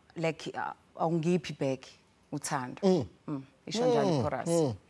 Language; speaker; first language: Zulu; native; Zulu